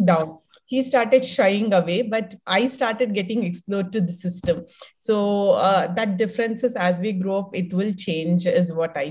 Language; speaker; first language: English; non-native, local second language; Kannada